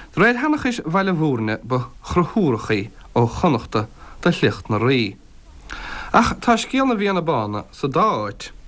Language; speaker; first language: Irish; native; Irish